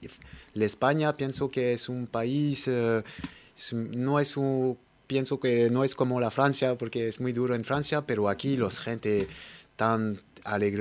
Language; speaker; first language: Spanish; non-native, learner; French